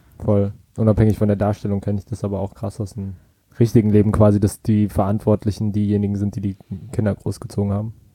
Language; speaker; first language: German; early bilingual, other home language; Vietnamese